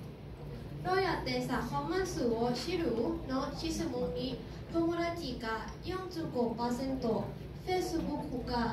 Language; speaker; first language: Japanese; non-native, learner; Thai